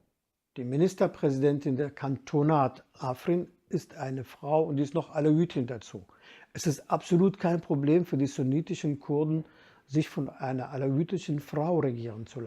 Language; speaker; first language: German; non-native, fluent; Kurdish